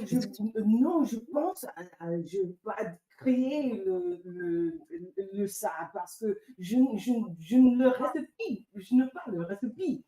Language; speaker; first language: French; non-native, learner; English